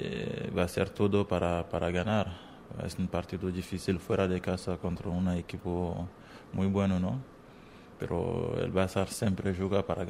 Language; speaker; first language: Spanish; non-native, learner; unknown